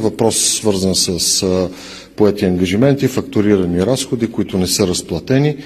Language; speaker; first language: Bulgarian; native; Bulgarian